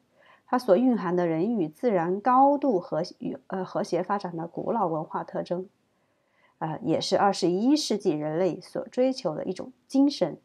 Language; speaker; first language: Chinese; native; Chinese